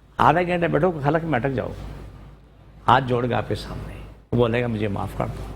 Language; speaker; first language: Urdu; non-native, local second language; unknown